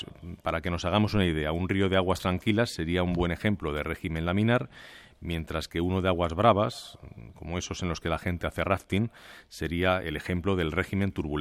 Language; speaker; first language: Spanish; native; Spanish